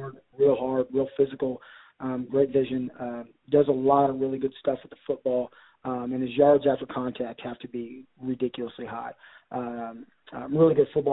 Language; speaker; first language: English; native; English